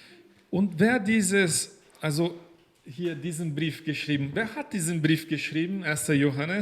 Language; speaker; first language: German; non-native, fluent; Portuguese